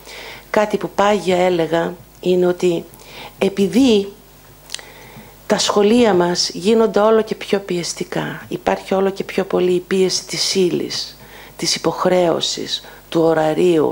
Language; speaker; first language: Greek; native; Greek